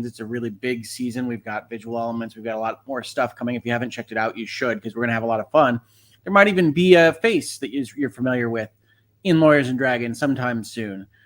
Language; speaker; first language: English; native; English